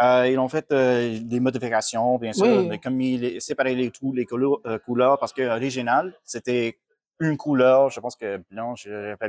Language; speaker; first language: French; non-native, local second language; English